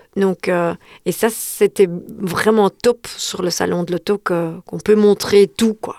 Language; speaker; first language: French; non-native, local second language; Dutch